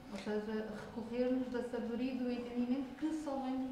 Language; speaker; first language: Portuguese; native; Portuguese